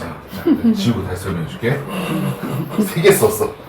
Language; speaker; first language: Korean; native; Korean